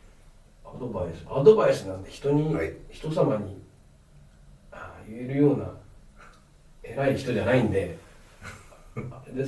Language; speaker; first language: Japanese; native; Japanese